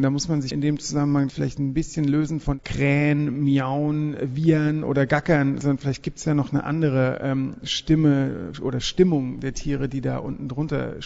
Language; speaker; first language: German; native; German